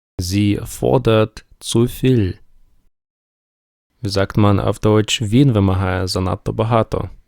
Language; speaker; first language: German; non-native, fluent; Ukrainian